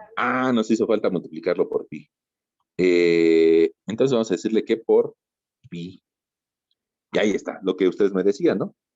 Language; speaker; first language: Spanish; native; Spanish